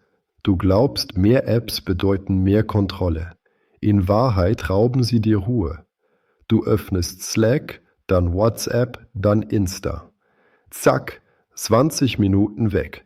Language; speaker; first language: German; native; German